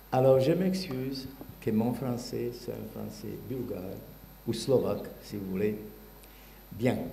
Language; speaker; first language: French; non-native, learner; Bulgarian